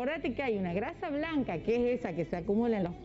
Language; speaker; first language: Spanish; native; Spanish